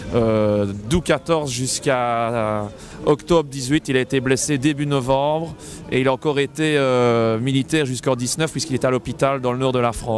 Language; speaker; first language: French; native; French